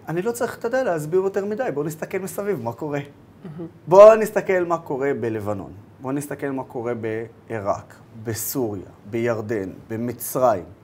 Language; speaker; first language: Hebrew; non-native, local second language; Arabic